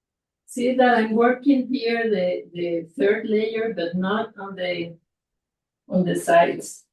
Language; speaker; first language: English; non-native, fluent; Spanish